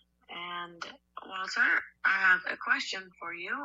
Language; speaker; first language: English; native; English